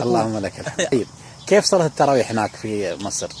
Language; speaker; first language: Arabic; native; Arabic